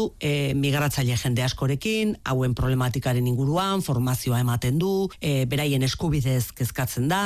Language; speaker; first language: Basque; native; Basque